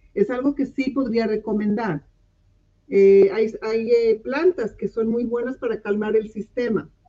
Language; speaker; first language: Spanish; non-native, local second language; English